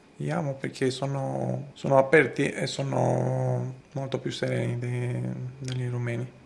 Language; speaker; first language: Italian; non-native, fluent; Romanian